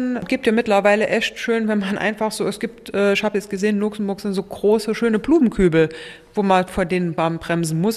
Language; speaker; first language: German; native; German